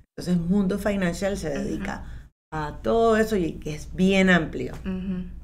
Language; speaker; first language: Spanish; native; Spanish